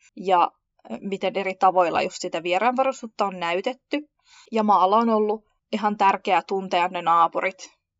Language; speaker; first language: Finnish; early bilingual, other home language; Kurdish